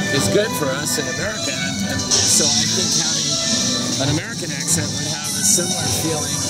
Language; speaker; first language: English; native; English